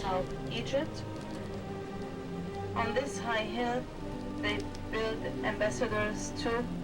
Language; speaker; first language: English; non-native, fluent; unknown